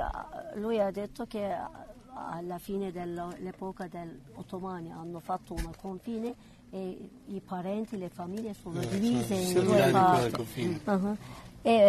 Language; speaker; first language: Italian; non-native, learner; Kurdish